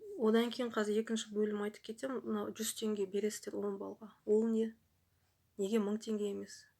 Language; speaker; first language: Kazakh; non-native, local second language; Russian